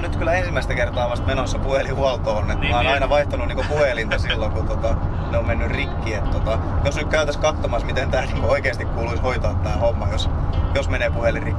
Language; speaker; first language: Finnish; native; Finnish